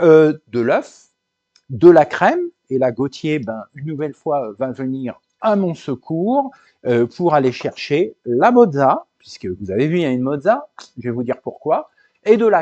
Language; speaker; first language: French; native; French